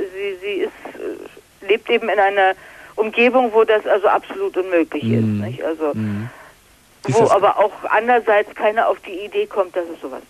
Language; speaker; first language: German; native; German